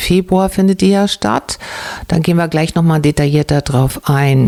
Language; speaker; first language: German; native; German